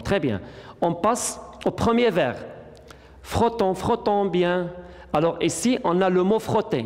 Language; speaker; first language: French; non-native, local second language; Arabic